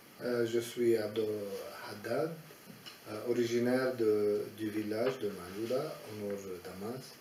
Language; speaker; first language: French; non-native, fluent; Aramaic